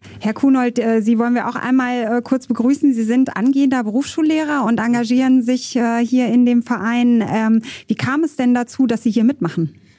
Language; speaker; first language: German; native; German